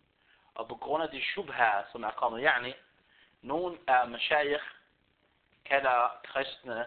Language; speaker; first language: Danish; early bilingual, other home language; Arabic